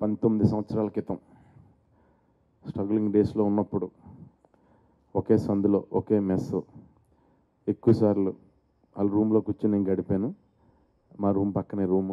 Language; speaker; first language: Telugu; native; Telugu